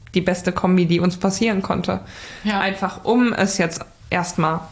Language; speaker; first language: German; native; German